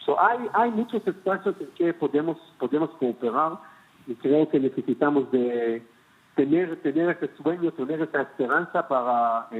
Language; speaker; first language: Spanish; non-native, fluent; Hebrew